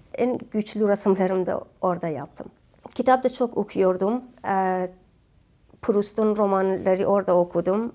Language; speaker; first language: Turkish; non-native, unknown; Kurdish